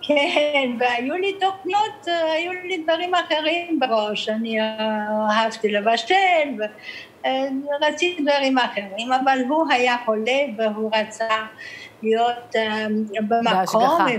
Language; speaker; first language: Hebrew; early bilingual, other home language; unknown